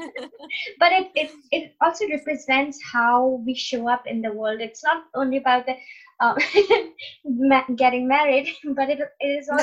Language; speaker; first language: English; non-native, local second language; Urdu